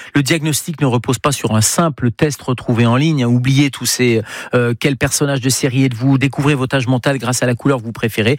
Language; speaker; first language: French; native; French